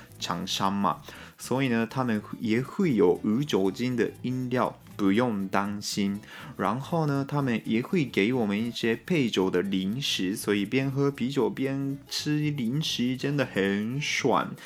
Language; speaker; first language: Chinese; non-native, fluent; Japanese